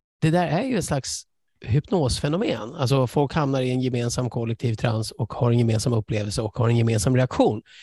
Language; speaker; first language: Swedish; early bilingual, other home language; English